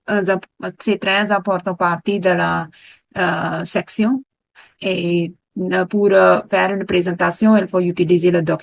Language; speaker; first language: French; non-native, learner; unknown